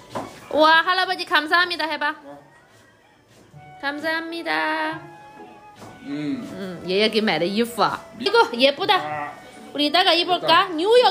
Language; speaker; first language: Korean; non-native, learner; Chinese